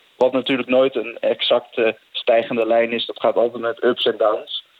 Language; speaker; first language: Dutch; native; Dutch